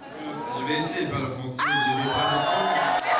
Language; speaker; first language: French; non-native, learner; English